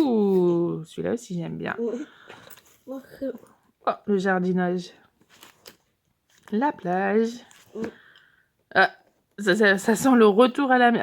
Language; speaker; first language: French; native; French